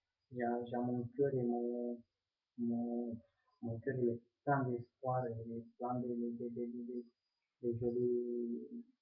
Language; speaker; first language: French; non-native, fluent; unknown